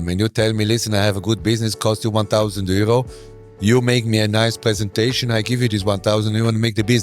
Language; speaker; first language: English; non-native, learner; German